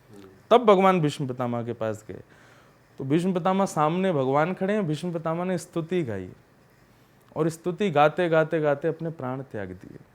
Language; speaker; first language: Hindi; native; Hindi